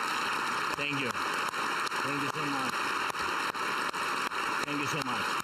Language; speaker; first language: English; non-native, fluent; Ukrainian